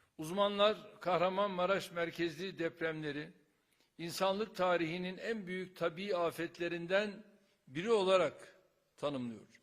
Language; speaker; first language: Turkish; native; Turkish